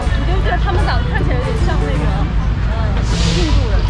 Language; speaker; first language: Chinese; native; Chinese